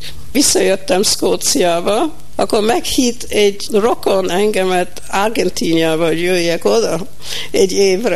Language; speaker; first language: Hungarian; early bilingual, heritage; Hungarian